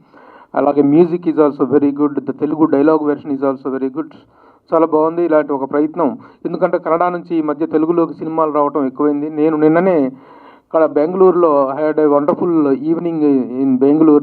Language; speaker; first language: Telugu; native; Telugu